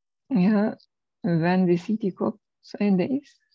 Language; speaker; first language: German; non-native, learner; Turkish